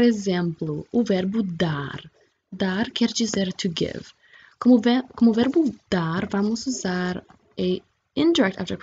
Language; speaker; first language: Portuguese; non-native, fluent; English